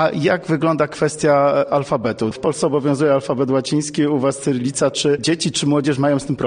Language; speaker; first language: Polish; native; Polish